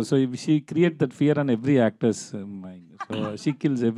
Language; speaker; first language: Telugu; non-native, learner; Tamil